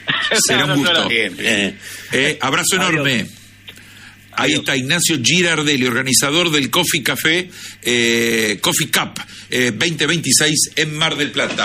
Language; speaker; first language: Spanish; native; Spanish